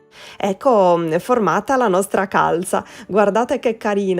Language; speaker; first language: Italian; native; Italian